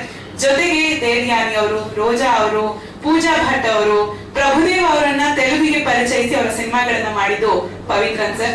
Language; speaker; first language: Kannada; native; Kannada